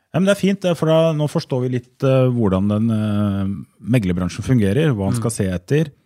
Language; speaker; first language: Norwegian; native; Norwegian